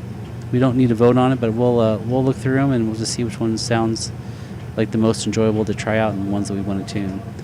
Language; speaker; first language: English; native; English